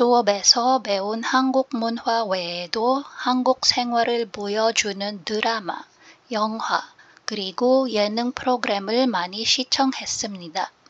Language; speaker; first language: Korean; non-native, learner; Filipino